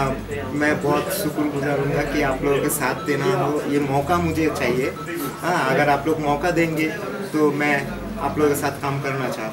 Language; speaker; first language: Hindi; non-native, fluent; Bangla